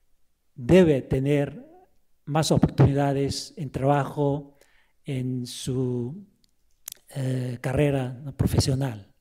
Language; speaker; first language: Spanish; non-native, fluent; Chinese